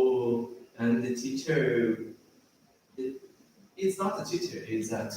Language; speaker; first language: English; non-native, learner; Portuguese